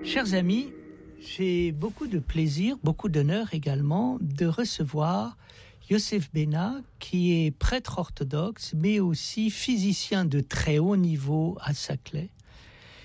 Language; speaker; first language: French; native; French